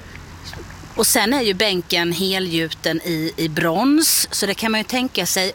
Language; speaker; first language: Swedish; native; Swedish